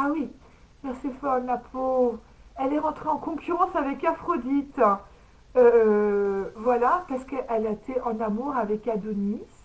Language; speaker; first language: French; native; French